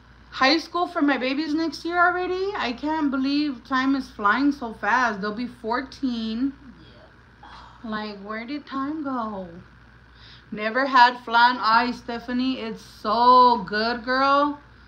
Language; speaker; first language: English; early bilingual, other home language; Spanish